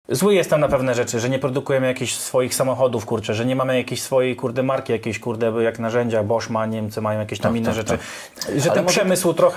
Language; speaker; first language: Polish; non-native, fluent; English